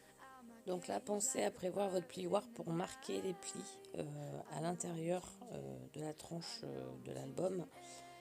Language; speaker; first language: French; native; French